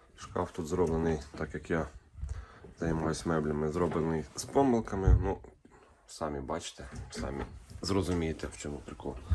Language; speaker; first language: Ukrainian; non-native, local second language; Russian